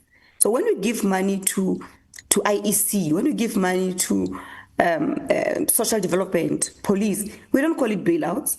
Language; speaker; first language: English; non-native, local second language; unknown